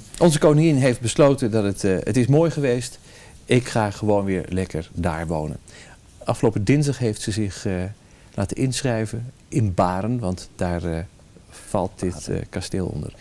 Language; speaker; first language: Dutch; native; Dutch